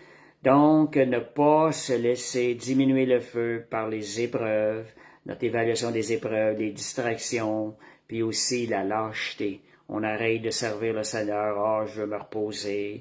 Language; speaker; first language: French; native; French